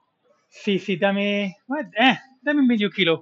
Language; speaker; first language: Spanish; non-native, fluent; English